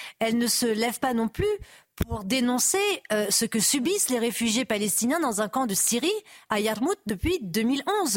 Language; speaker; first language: French; native; French